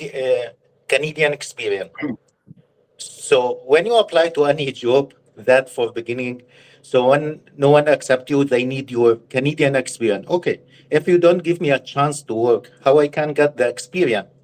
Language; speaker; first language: English; non-native, learner; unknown